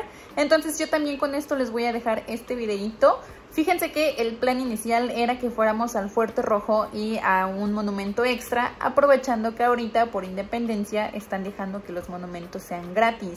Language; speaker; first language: Spanish; native; Spanish